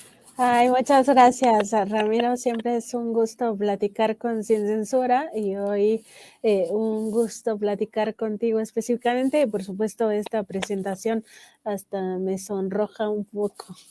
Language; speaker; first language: Spanish; native; Spanish